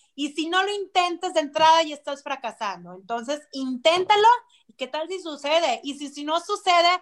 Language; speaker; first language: Spanish; native; Spanish